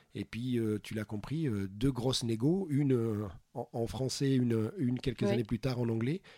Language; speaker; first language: French; native; French